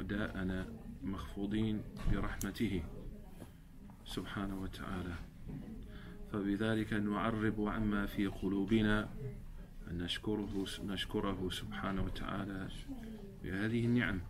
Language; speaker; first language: Arabic; non-native, fluent; English